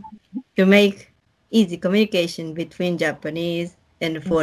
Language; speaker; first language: English; non-native, learner; Japanese